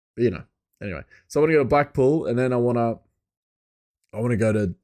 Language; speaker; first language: English; native; English